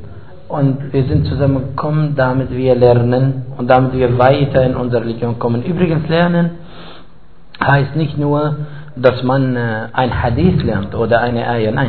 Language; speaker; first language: German; non-native, fluent; Arabic